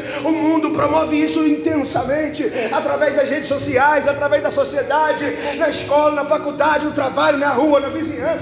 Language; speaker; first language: Portuguese; native; Portuguese